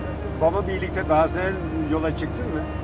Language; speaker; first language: Turkish; non-native, fluent; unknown